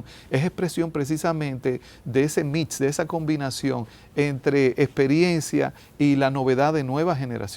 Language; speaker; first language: Spanish; native; Spanish